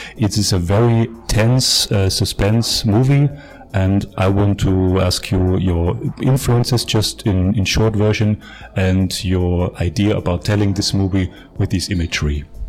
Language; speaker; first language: English; non-native, fluent; German